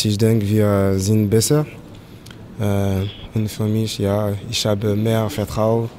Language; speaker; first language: German; non-native, learner; French